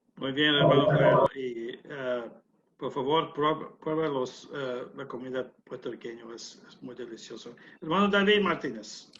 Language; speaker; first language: Spanish; non-native, learner; English